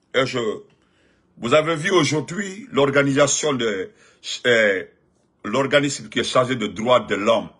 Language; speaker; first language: French; non-native, local second language; Fula